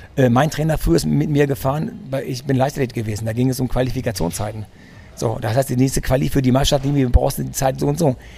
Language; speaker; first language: German; early bilingual, other home language; Greek